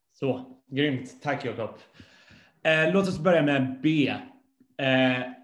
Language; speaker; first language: Swedish; non-native, fluent; English